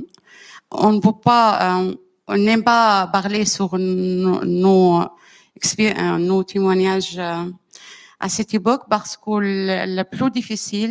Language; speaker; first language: French; non-native, learner; Arabic